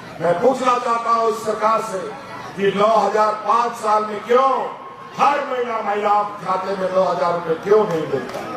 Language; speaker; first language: Hindi; native; Hindi